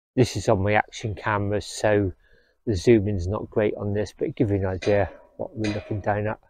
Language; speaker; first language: English; native; English